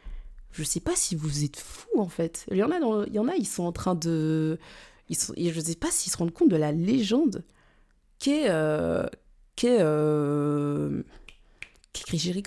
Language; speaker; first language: French; native; French